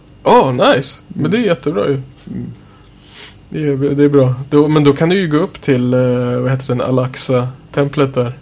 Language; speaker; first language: Swedish; native; Swedish